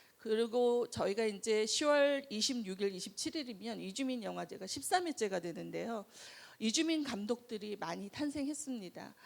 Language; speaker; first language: Korean; native; Korean